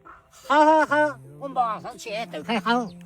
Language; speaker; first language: Chinese; native; Chinese